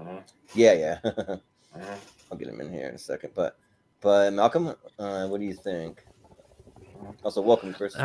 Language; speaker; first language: English; native; English